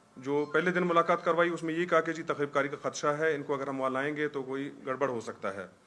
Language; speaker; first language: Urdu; non-native, local second language; Baluchi